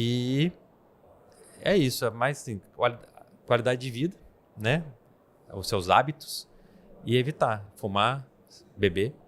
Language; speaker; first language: Portuguese; native; Portuguese